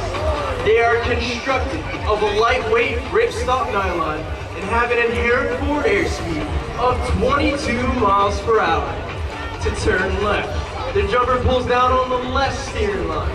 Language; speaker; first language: English; native; English